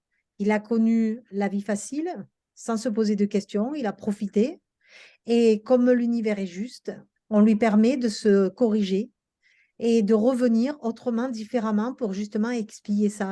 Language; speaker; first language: French; native; French